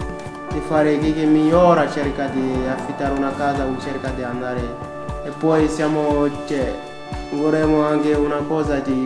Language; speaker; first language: Italian; non-native, learner; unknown